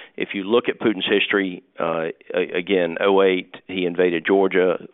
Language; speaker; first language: English; native; English